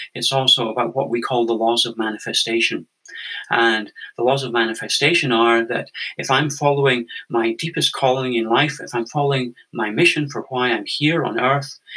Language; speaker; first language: English; native; English